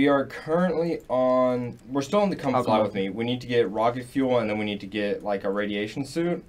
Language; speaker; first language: English; native; English